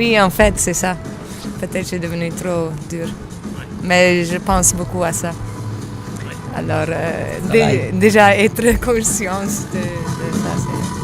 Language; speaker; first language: French; non-native, fluent; Italian